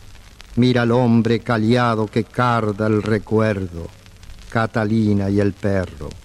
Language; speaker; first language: Spanish; native; Spanish